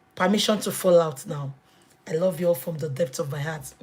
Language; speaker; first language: English; non-native, local second language; Yoruba